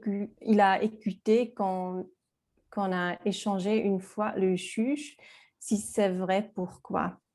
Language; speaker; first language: French; non-native, fluent; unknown